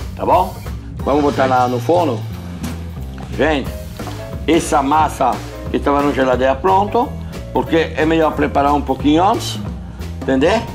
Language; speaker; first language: Portuguese; non-native, fluent; French